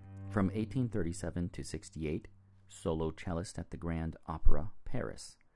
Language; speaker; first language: English; native; English